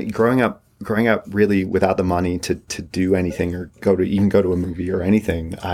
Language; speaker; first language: English; native; English